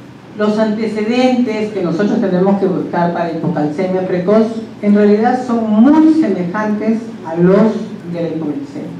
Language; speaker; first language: Spanish; native; Spanish